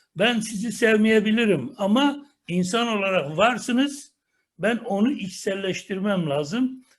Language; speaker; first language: Turkish; non-native, local second language; Kurdish